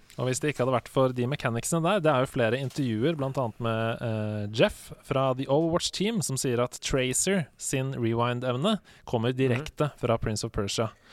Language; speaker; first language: Norwegian; native; Norwegian